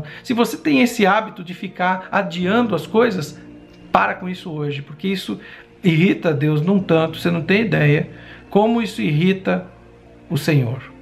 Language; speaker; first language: Portuguese; native; Portuguese